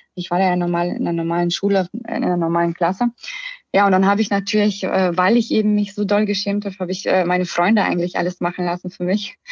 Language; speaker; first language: German; early bilingual, other home language; Russian